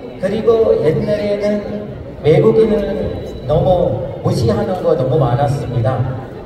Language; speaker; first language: Korean; non-native, fluent; Sinhala